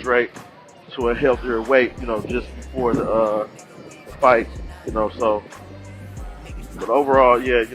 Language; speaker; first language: English; native; English